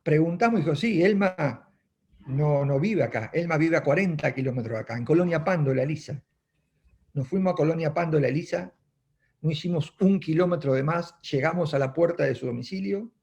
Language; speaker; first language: Spanish; native; Spanish